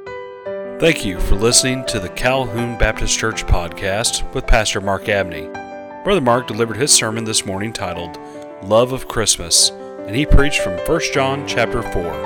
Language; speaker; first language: English; native; English